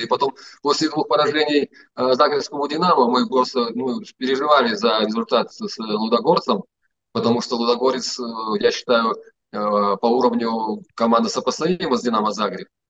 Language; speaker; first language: Russian; native; Russian